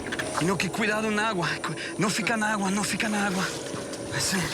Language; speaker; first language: Portuguese; non-native, learner; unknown